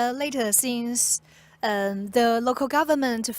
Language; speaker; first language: English; non-native, fluent; Chinese